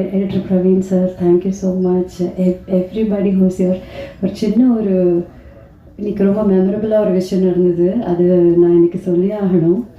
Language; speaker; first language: Tamil; native; Tamil